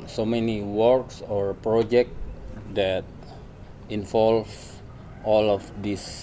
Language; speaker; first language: English; non-native, learner; Indonesian